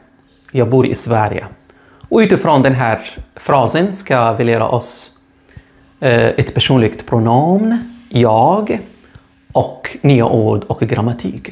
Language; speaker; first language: Swedish; non-native, fluent; Arabic